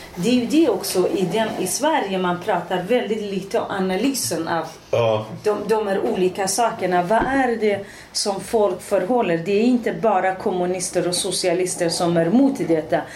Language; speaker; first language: Swedish; non-native, fluent; Persian